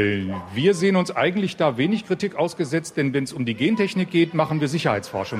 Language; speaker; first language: German; native; German